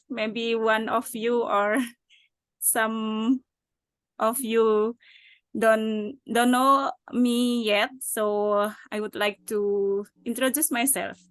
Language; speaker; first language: English; non-native, learner; Indonesian